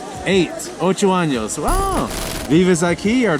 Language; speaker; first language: Spanish; non-native, learner; English